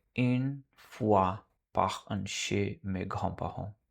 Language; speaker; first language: French; non-native, learner; Portuguese